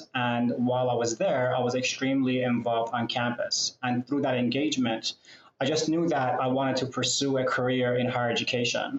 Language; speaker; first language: English; non-native, fluent; Persian